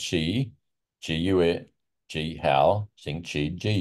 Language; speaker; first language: Chinese; non-native, learner; English